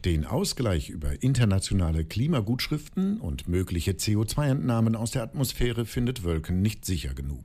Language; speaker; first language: German; native; German